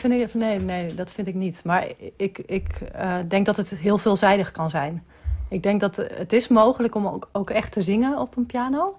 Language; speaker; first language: Dutch; native; Dutch